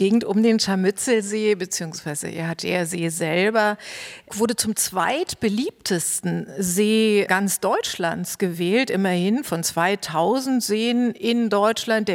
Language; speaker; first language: German; native; German